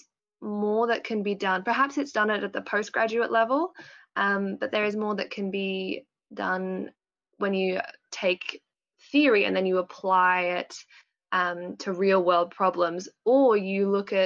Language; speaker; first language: English; native; English